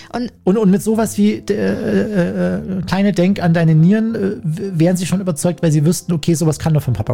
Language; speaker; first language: German; native; German